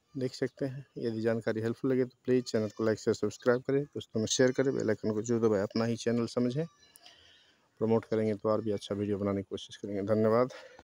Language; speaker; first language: Hindi; native; Hindi